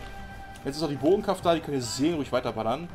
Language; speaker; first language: German; native; German